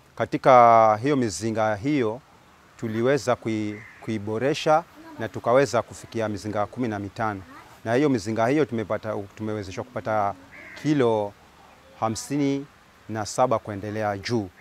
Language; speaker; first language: Swahili; native; Swahili